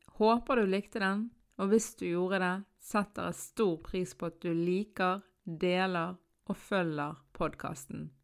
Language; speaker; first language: Norwegian; early bilingual, other home language; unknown